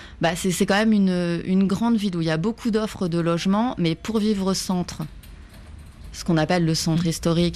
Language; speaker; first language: French; native; French